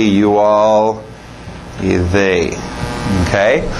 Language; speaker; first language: English; non-native, fluent; Portuguese